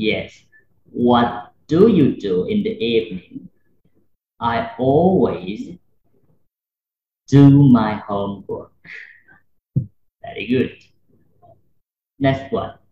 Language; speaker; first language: English; non-native, fluent; Vietnamese